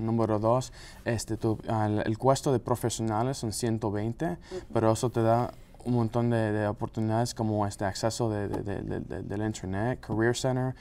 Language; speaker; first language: Spanish; non-native, local second language; English